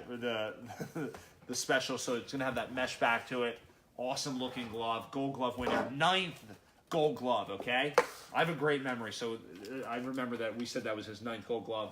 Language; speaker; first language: English; native; English